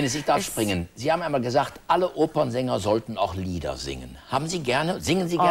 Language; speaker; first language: German; native; German